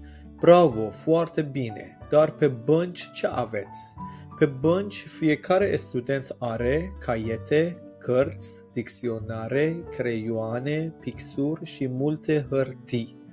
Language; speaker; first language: Romanian; non-native, fluent; Persian